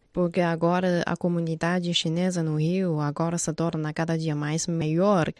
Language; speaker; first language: Portuguese; non-native, fluent; Chinese